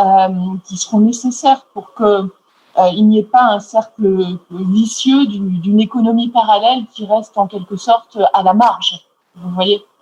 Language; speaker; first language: French; native; French